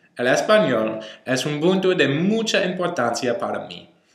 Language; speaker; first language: Spanish; non-native, learner; English